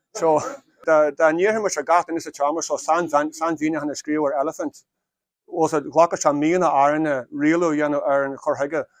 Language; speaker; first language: Irish; native; Irish